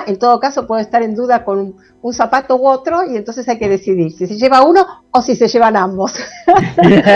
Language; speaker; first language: Spanish; native; Spanish